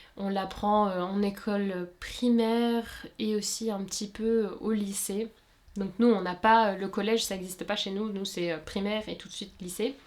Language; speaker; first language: French; native; French